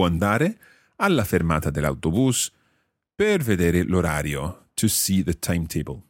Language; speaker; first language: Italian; non-native, fluent; English